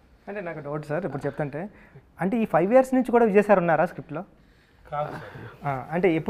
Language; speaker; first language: Telugu; native; Telugu